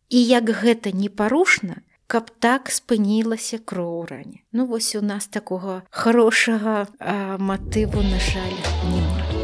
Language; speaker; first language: Belarusian; native; Belarusian